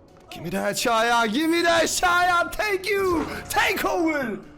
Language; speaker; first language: English; non-native, fluent; Turkish